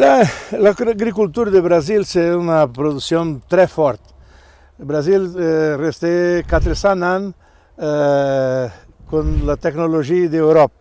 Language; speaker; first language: French; non-native, learner; Portuguese